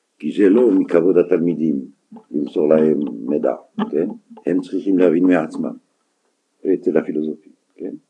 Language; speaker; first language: Hebrew; non-native, fluent; French